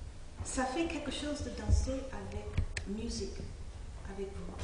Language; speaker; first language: French; non-native, fluent; English